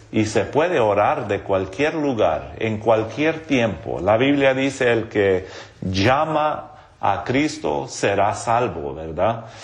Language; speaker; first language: Spanish; non-native, local second language; English